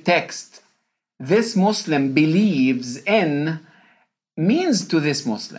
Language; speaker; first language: English; non-native, fluent; Arabic